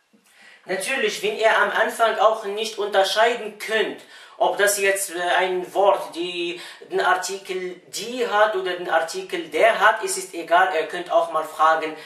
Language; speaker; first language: German; non-native, fluent; Arabic